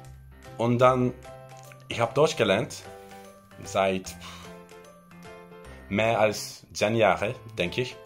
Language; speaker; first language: German; non-native, learner; Turkish